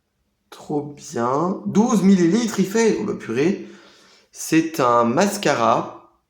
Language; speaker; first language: French; native; French